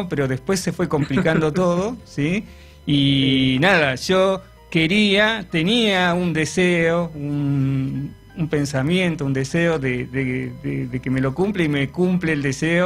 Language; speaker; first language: Spanish; native; Spanish